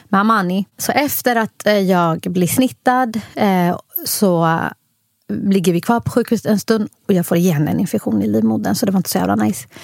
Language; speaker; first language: Swedish; early bilingual, other home language; Somali